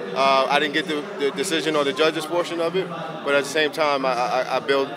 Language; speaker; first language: English; native; English